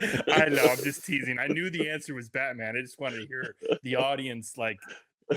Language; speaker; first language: English; native; English